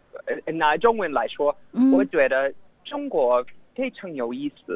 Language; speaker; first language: Chinese; non-native, fluent; English